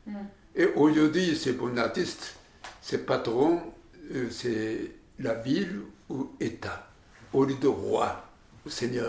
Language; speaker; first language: French; non-native, learner; Japanese